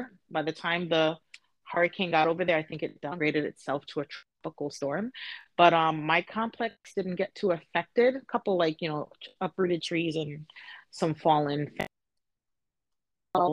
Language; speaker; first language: English; native; English